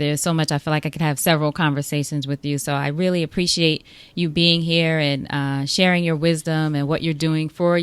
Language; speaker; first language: English; native; English